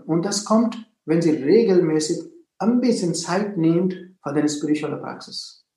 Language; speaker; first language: German; non-native, fluent; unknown